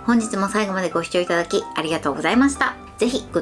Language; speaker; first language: Japanese; native; Japanese